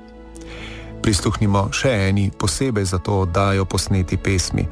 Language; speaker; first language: Slovenian; native; Slovenian